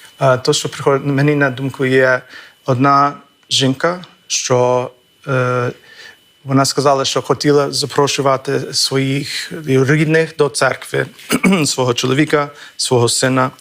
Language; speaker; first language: Ukrainian; non-native, fluent; English